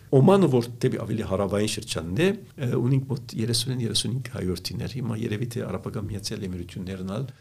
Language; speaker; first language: Armenian; early bilingual, heritage; Arabic